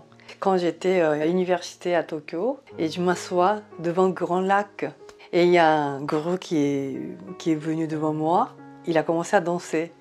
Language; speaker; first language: French; non-native, fluent; Japanese